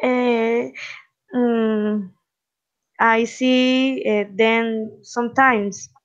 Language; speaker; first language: English; non-native, learner; Spanish